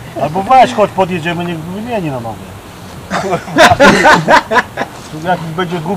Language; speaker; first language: Polish; native; Polish